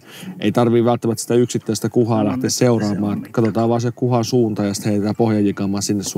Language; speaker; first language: Finnish; native; Finnish